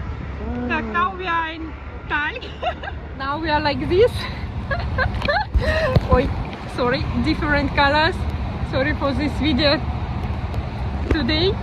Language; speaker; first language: English; non-native, learner; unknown